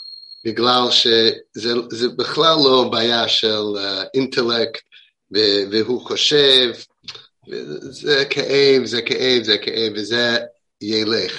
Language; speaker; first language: Hebrew; non-native, fluent; English